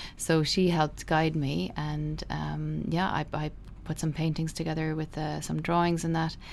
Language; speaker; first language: English; native; English